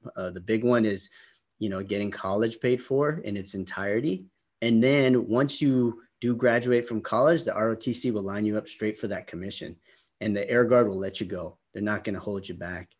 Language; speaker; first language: English; native; English